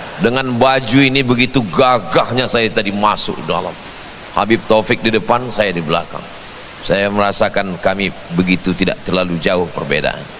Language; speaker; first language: Indonesian; native; Indonesian